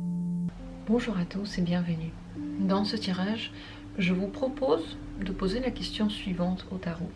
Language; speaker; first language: French; native; French